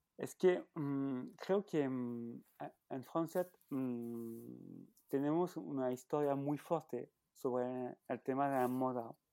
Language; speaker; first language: Spanish; non-native, learner; French